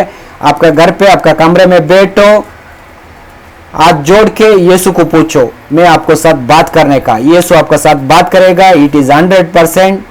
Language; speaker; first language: Hindi; early bilingual, heritage; Hindi